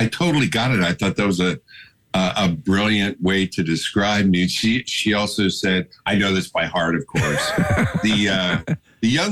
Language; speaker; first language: English; native; English